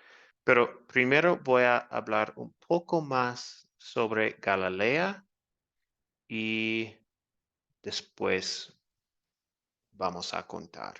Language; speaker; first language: Spanish; non-native, fluent; English